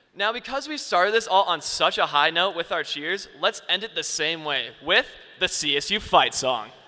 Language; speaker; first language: English; native; English